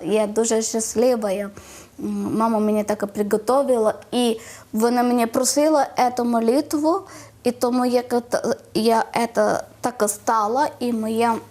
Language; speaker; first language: Ukrainian; non-native, learner; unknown